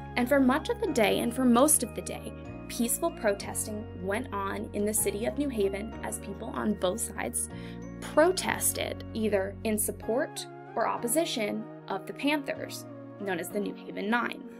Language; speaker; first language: English; native; English